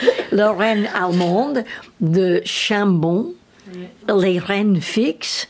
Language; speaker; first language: French; non-native, learner; English